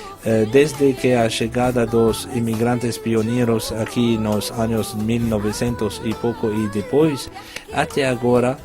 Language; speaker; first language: Portuguese; non-native, fluent; Arabic